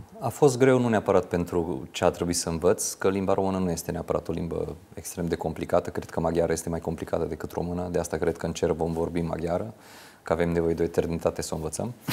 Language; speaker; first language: Romanian; non-native, local second language; Hungarian